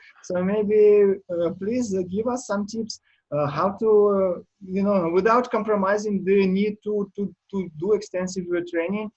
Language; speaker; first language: English; non-native, learner; Russian